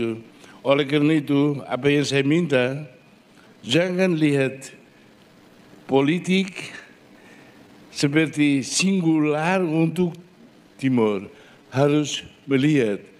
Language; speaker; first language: Indonesian; non-native, fluent; Portuguese